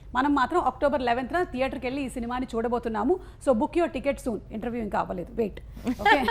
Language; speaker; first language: Telugu; non-native, local second language; Malayalam